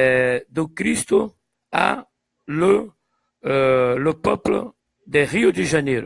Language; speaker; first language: French; non-native, fluent; Portuguese